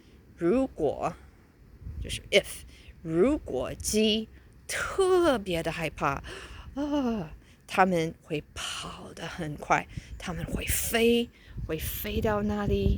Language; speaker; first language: Chinese; non-native, fluent; English